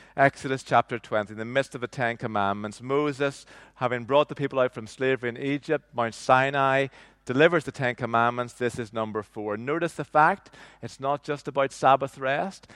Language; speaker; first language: English; native; English